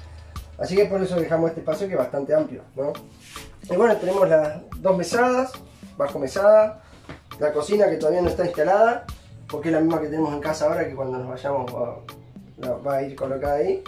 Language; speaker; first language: Spanish; native; Spanish